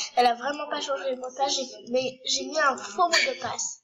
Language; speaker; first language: French; native; French